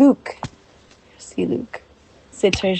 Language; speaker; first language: French; non-native, learner; English